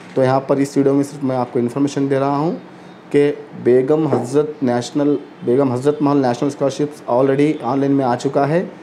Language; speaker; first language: Hindi; non-native, local second language; Urdu